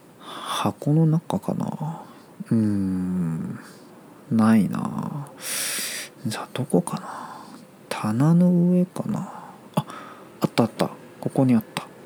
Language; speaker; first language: Japanese; non-native, fluent; Chinese